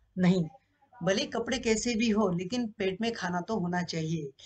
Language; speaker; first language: Hindi; non-native, local second language; Marathi